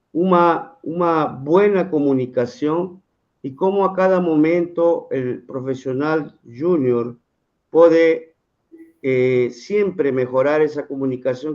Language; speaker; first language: Spanish; non-native, fluent; Portuguese